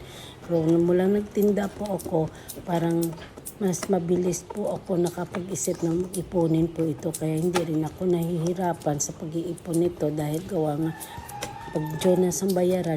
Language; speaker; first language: Filipino; non-native, local second language; Cebuano